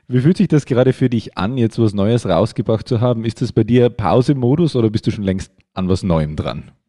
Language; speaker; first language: German; native; German